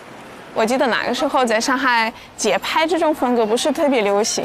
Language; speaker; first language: Chinese; non-native, fluent; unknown